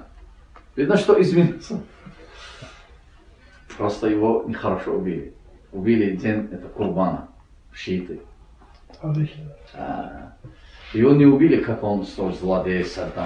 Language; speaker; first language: Russian; non-native, learner; Azerbaijani